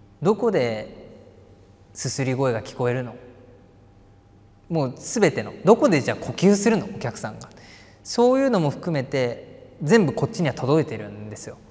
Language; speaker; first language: Japanese; native; Japanese